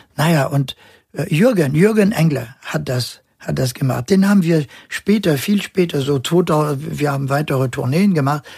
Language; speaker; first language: German; non-native, fluent; French